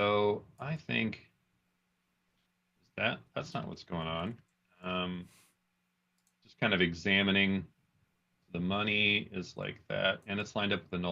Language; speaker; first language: English; native; English